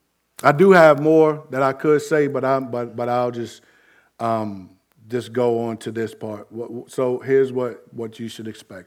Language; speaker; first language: English; native; English